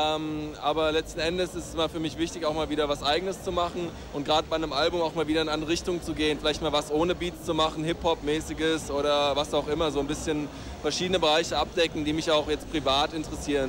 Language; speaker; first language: German; native; German